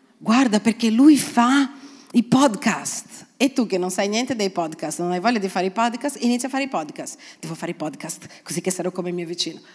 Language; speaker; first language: Italian; non-native, fluent; Portuguese